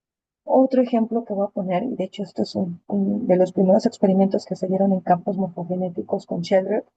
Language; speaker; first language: Spanish; native; Spanish